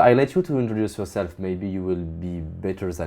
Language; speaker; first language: English; non-native, fluent; French